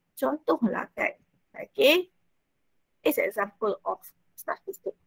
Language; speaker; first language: English; non-native, local second language; Malay